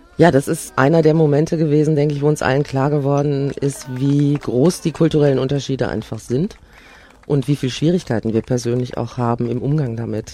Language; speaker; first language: German; native; German